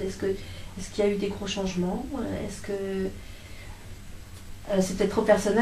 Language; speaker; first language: French; native; French